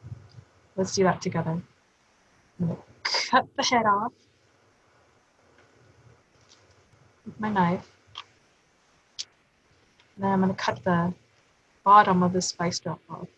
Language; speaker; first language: English; native; English